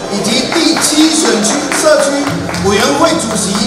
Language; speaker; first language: Chinese; native; Chinese